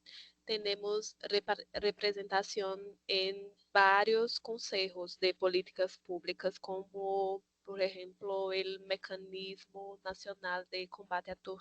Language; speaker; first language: Spanish; non-native, learner; Portuguese